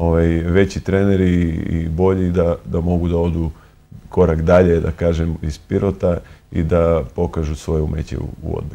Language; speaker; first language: Serbian; native; Serbian